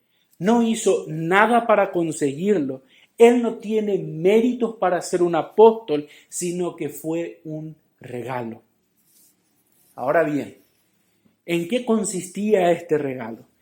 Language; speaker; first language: Spanish; native; Spanish